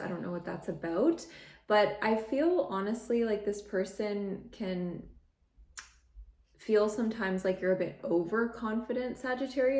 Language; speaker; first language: English; native; English